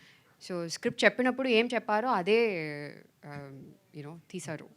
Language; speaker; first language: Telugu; non-native, fluent; Tamil